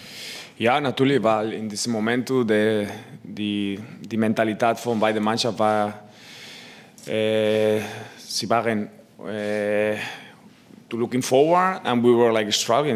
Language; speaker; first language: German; non-native, learner; Spanish